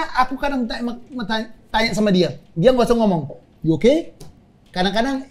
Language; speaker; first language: Indonesian; native; Indonesian